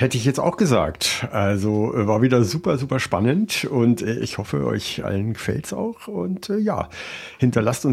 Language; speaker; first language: German; native; German